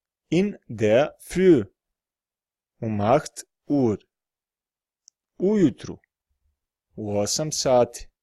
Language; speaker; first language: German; non-native, fluent; Serbian